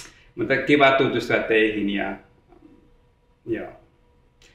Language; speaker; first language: Finnish; non-native, learner; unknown